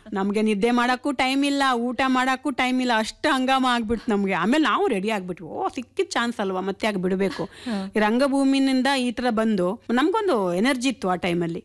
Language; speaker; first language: Kannada; non-native, local second language; Konkani